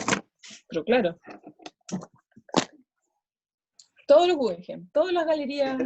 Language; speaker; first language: Spanish; native; Spanish